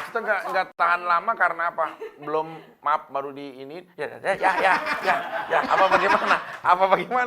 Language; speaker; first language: Indonesian; native; Indonesian